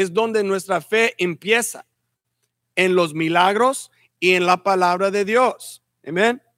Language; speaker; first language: Spanish; early bilingual, heritage; Spanish